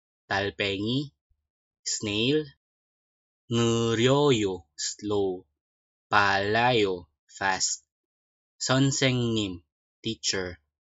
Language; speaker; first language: English; non-native, local second language; Filipino